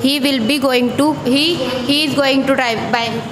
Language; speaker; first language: English; non-native, learner; Hindi